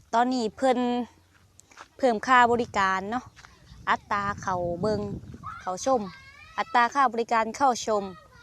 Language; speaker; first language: Thai; native; Thai